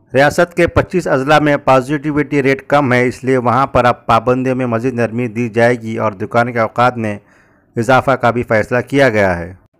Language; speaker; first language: Urdu; native; Urdu